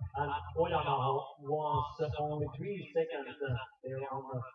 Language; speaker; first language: English; non-native, fluent; Finnish